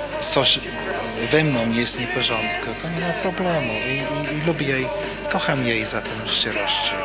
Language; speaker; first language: Polish; non-native, fluent; English